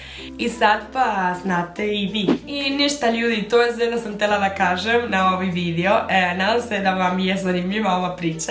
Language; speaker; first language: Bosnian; early bilingual, heritage; Spanish